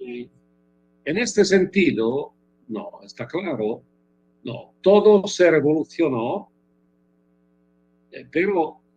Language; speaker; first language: Spanish; non-native, fluent; Italian